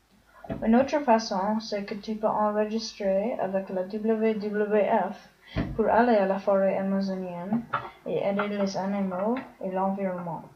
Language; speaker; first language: French; non-native, learner; English